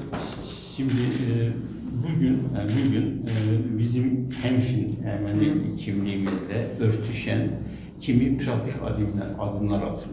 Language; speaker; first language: Turkish; native; Turkish